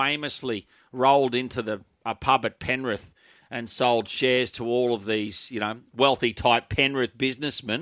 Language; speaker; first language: English; native; English